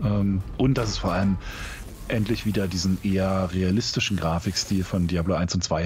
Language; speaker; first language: German; native; German